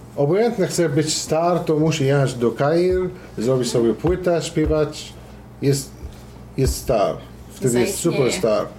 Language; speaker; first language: Polish; non-native, fluent; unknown